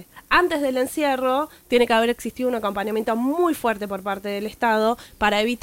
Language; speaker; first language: Spanish; native; Spanish